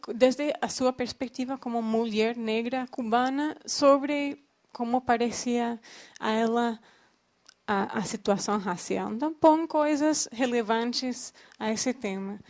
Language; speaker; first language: Portuguese; non-native, fluent; English